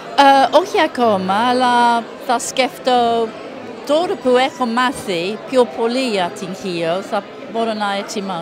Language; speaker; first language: Greek; non-native, learner; English